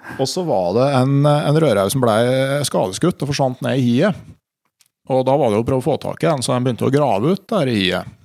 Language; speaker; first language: Norwegian; native; Norwegian